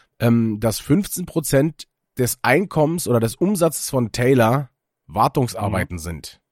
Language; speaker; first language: German; native; German